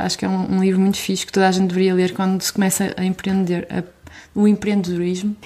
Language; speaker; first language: Portuguese; early bilingual, other home language; French